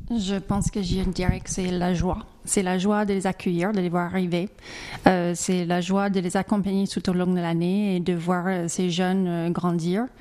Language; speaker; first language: French; non-native, fluent; English